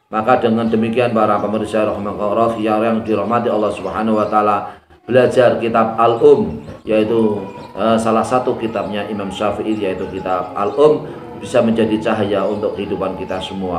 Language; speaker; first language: Indonesian; native; Indonesian